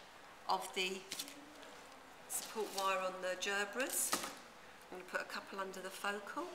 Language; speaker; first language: English; native; English